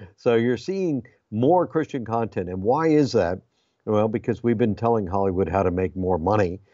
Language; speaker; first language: English; native; English